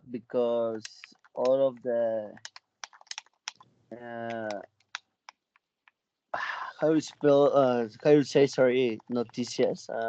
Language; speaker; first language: English; non-native, learner; Spanish